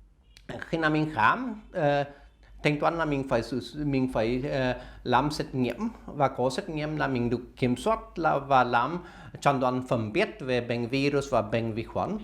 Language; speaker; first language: Vietnamese; non-native, learner; Swedish